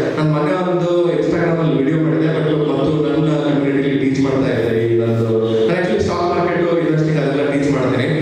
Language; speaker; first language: Kannada; non-native, local second language; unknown